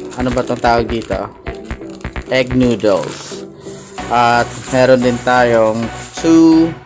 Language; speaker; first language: Filipino; non-native, local second language; Bikol